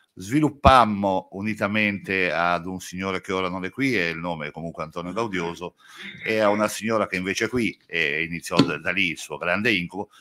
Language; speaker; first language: Italian; native; Italian